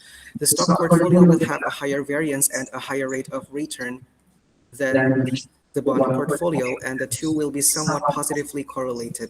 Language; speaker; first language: English; non-native, fluent; Indonesian